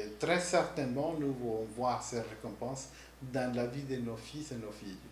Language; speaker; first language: French; non-native, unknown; Spanish